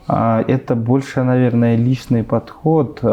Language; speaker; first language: Russian; native; Russian